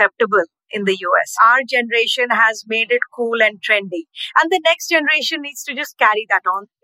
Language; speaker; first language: English; non-native, local second language; Hindi